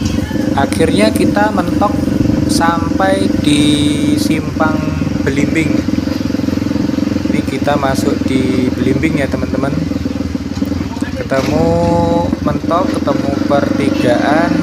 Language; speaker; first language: Indonesian; native; Indonesian